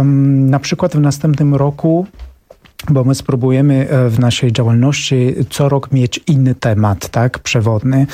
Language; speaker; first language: Polish; non-native, fluent; Romanian